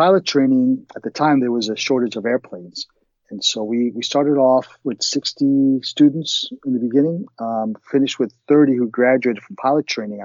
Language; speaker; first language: English; early bilingual, other home language; Spanish